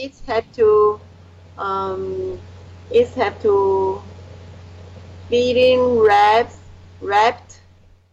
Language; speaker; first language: English; non-native, learner; Chinese